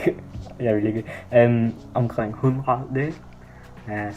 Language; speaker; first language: Danish; non-native, learner; English